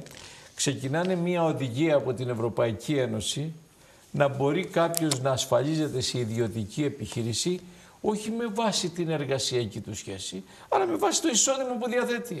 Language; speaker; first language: Greek; native; Greek